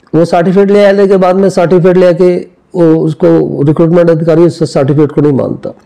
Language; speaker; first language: Hindi; native; Hindi